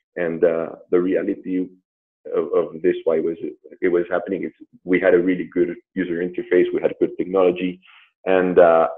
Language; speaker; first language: English; non-native, fluent; Spanish